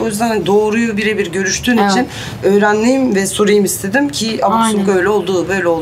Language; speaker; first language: Turkish; native; Turkish